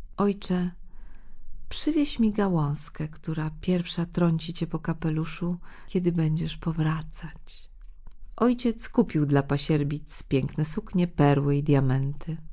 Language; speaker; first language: Polish; native; Polish